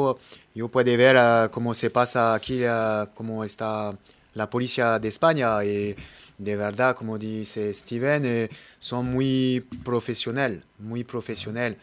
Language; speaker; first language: Spanish; non-native, learner; French